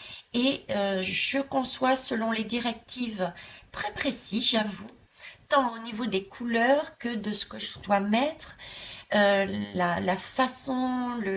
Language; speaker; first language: French; native; French